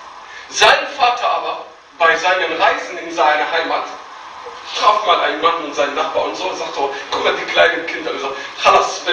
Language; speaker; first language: German; non-native, fluent; Arabic